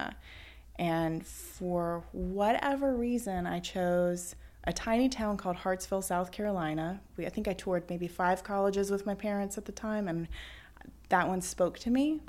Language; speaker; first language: English; native; English